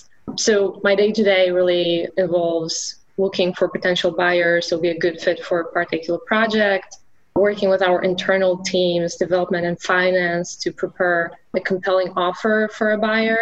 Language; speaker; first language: English; non-native, fluent; Polish